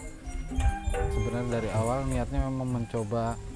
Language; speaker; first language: Indonesian; native; Indonesian